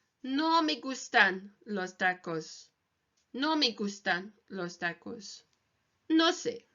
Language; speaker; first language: Spanish; non-native, learner; English